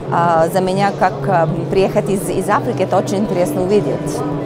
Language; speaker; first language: Russian; non-native, learner; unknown